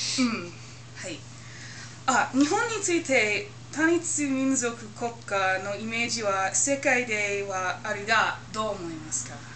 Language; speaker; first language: Japanese; non-native, learner; English